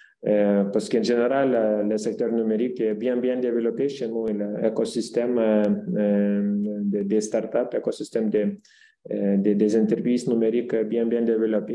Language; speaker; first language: French; non-native, fluent; Lithuanian